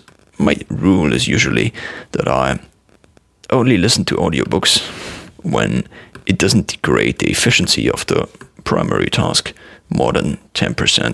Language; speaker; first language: English; non-native, fluent; German